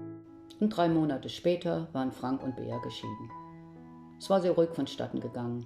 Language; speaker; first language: German; native; German